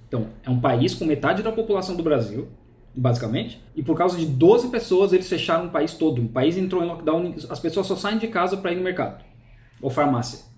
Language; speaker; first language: Portuguese; native; Portuguese